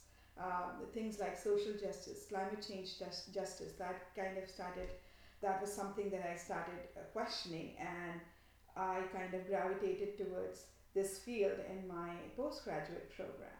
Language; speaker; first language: English; non-native, local second language; Bangla